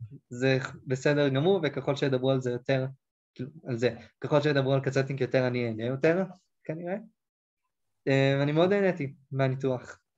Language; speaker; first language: Hebrew; native; Hebrew